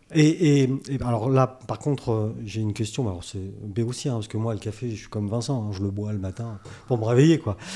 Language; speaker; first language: French; native; French